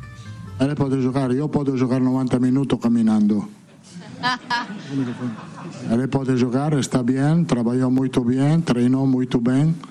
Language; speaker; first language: Portuguese; non-native, fluent; Italian